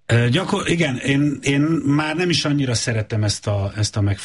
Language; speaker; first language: Hungarian; native; Hungarian